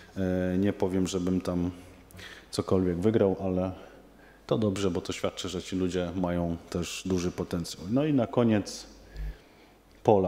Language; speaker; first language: Polish; native; Polish